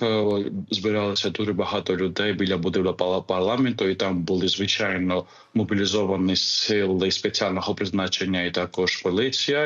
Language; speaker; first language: Ukrainian; non-native, fluent; Georgian